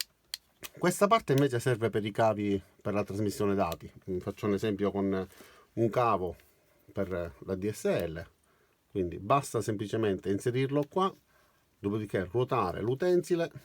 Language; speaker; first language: Italian; native; Italian